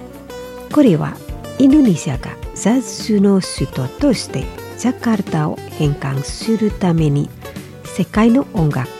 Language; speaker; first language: Japanese; non-native, fluent; Indonesian